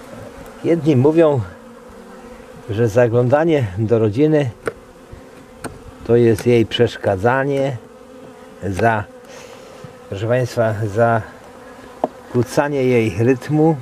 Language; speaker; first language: Polish; native; Polish